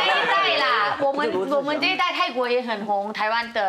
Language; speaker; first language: Chinese; non-native, fluent; Thai